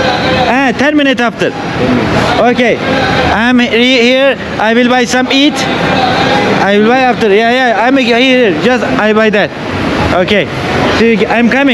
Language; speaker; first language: English; non-native, learner; Turkish